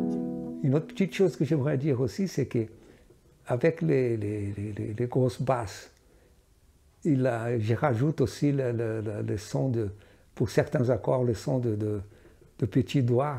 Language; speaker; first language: French; non-native, fluent; Portuguese